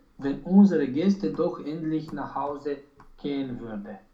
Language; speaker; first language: German; non-native, learner; Romanian